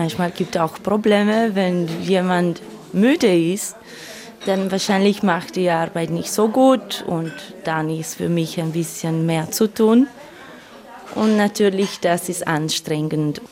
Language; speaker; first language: German; non-native, fluent; Romanian